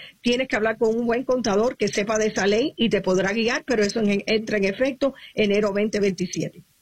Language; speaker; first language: Spanish; early bilingual, heritage; Spanish